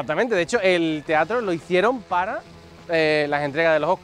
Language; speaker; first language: Spanish; native; Spanish